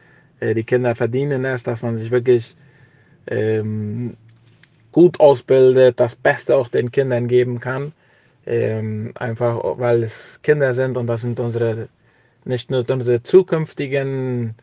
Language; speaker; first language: German; early bilingual, heritage; German